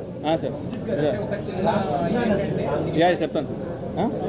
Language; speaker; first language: Telugu; native; Telugu